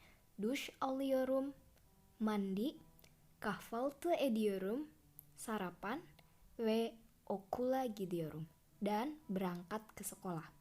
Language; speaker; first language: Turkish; non-native, fluent; Indonesian